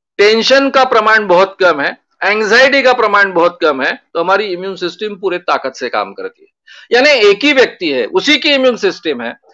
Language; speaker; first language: Hindi; non-native, local second language; Marathi